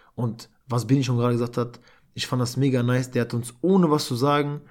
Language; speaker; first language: German; early bilingual, other home language; Albanian